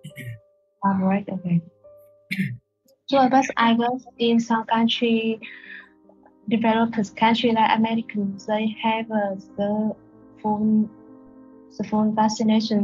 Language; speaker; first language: English; non-native, learner; Vietnamese